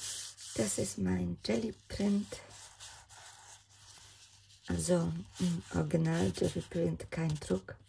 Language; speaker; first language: German; non-native, fluent; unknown